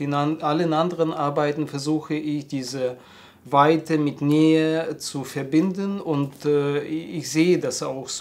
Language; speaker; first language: German; non-native, fluent; Russian